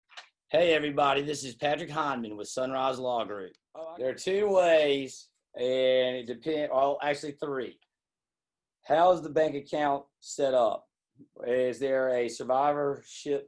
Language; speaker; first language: English; native; English